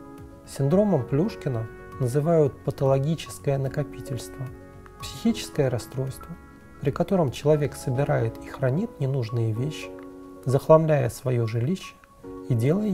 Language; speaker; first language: Russian; native; Russian